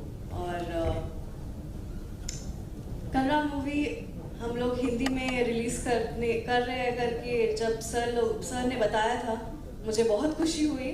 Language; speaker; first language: Hindi; non-native, local second language; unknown